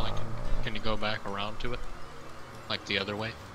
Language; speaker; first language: English; native; English